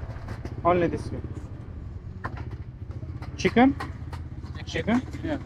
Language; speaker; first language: English; non-native, learner; Turkish